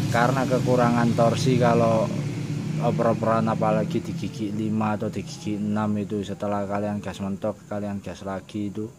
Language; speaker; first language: Indonesian; non-native, local second language; Javanese